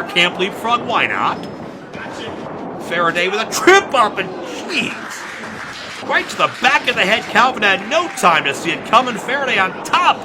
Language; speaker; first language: English; native; English